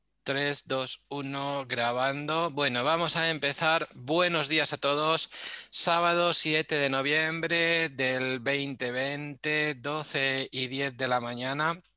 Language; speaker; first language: Spanish; native; Spanish